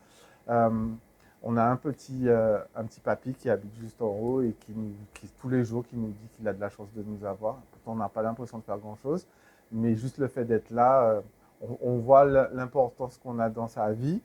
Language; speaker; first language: French; native; French